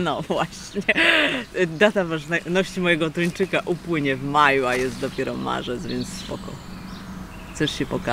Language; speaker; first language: Polish; native; Polish